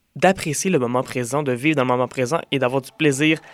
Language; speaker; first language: French; native; French